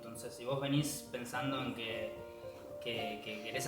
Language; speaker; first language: Spanish; native; Spanish